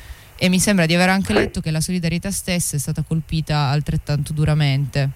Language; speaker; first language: Italian; native; Italian